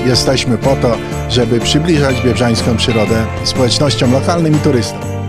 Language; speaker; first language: Polish; native; Polish